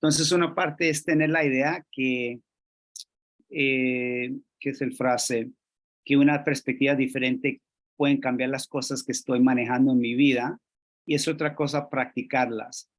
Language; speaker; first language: Spanish; non-native, fluent; English